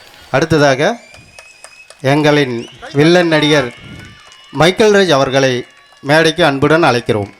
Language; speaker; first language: Tamil; native; Tamil